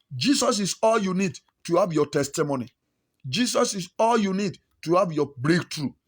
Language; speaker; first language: English; non-native, local second language; Yoruba